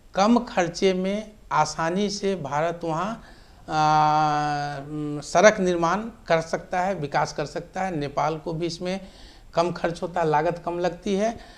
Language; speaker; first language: Hindi; native; Hindi